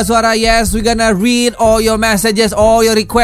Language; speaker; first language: English; non-native, learner; Indonesian